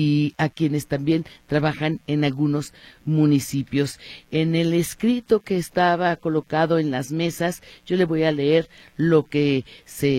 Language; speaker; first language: Spanish; native; Spanish